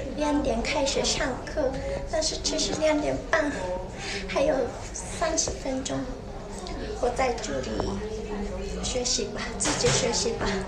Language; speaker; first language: Chinese; non-native, learner; Japanese